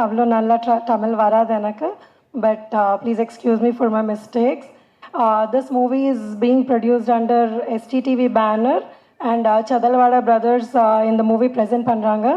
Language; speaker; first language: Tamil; non-native, learner; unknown